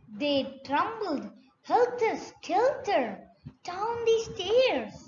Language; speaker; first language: English; non-native, local second language; Tamil